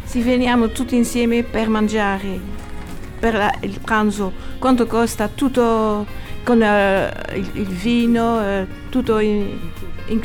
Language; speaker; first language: Italian; non-native, learner; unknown